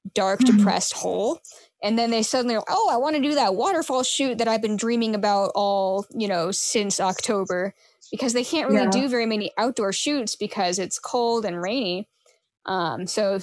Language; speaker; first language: English; native; English